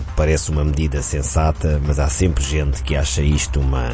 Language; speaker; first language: Portuguese; native; Portuguese